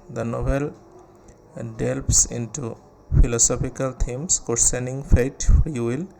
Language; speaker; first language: English; non-native, local second language; Bangla